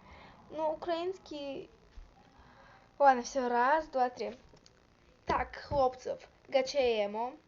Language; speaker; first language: Ukrainian; non-native, learner; Russian